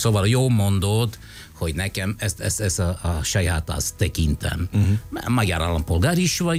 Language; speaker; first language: Hungarian; non-native, learner; Italian